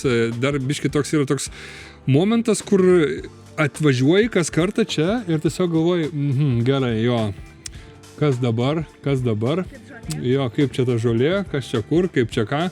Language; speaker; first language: Lithuanian; native; Lithuanian